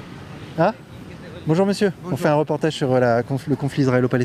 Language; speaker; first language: French; native; French